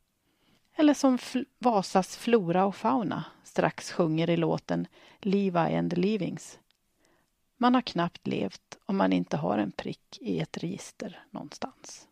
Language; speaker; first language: Swedish; native; Swedish